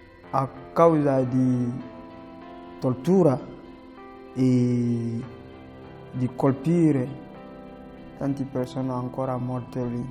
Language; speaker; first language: Italian; non-native, learner; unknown